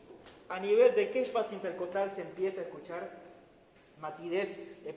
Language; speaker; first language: Spanish; native; Spanish